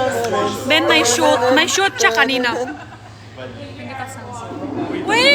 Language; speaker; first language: Filipino; non-native, learner; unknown